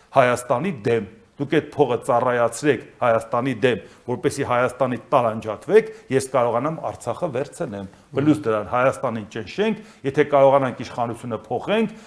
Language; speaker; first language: Armenian; native; Armenian